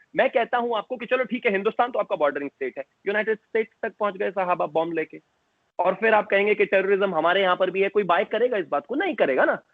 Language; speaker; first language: Hindi; native; Hindi